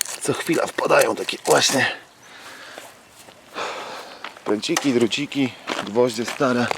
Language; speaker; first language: Polish; native; Polish